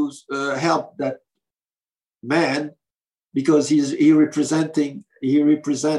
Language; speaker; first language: English; non-native, fluent; French